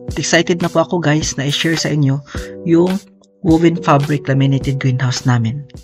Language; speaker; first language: Filipino; non-native, local second language; Cebuano